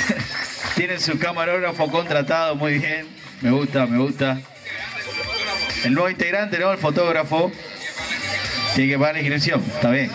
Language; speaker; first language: Spanish; native; Spanish